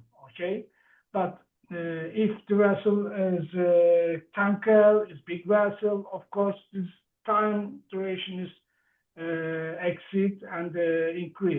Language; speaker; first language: English; non-native, learner; Turkish